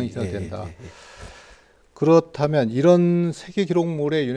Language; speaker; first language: Korean; native; Korean